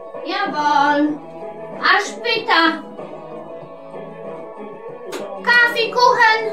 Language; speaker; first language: German; non-native, learner; Polish